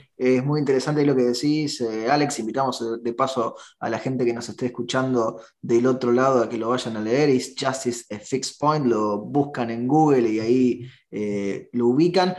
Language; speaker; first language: Spanish; native; Spanish